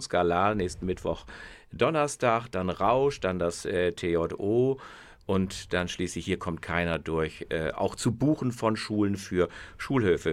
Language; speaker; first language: German; native; German